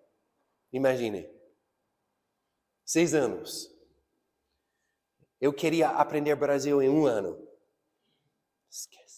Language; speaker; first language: Portuguese; non-native, fluent; English